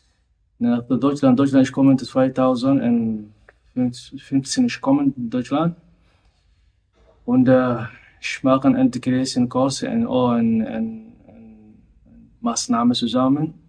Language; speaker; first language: German; non-native, learner; Somali